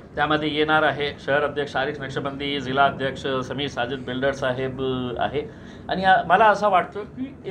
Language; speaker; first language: Marathi; non-native, local second language; Urdu